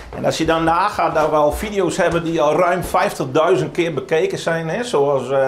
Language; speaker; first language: Dutch; non-native, local second language; Western Frisian